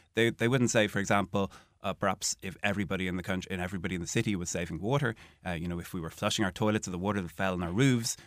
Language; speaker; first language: English; native; English